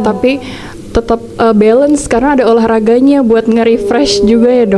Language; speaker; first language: Indonesian; native; Indonesian